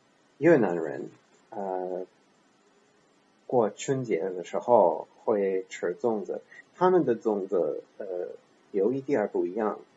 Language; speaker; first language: Chinese; non-native, learner; English